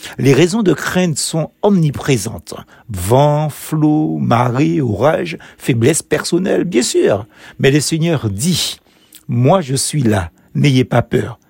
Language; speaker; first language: French; native; French